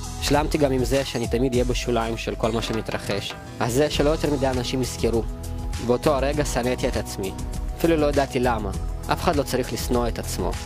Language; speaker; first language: Hebrew; early bilingual, other home language; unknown